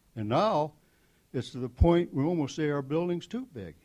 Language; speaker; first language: English; native; English